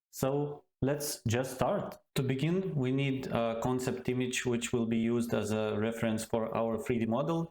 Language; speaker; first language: English; non-native, fluent; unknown